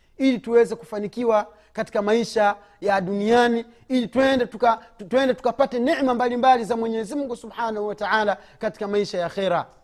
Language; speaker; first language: Swahili; native; Swahili